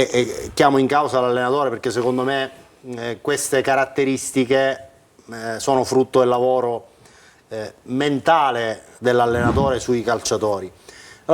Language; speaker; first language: Italian; native; Italian